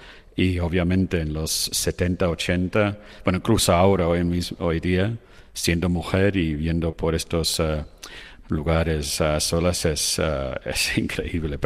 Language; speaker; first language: Spanish; non-native, fluent; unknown